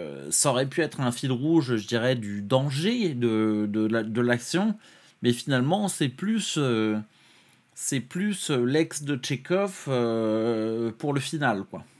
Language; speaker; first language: French; native; French